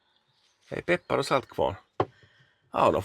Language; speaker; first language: Swedish; native; Swedish